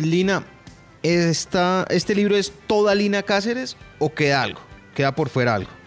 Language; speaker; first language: Spanish; native; Spanish